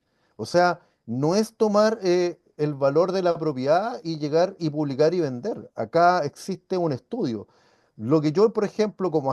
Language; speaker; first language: Spanish; native; Spanish